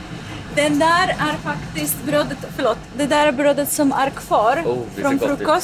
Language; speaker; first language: Swedish; non-native, learner; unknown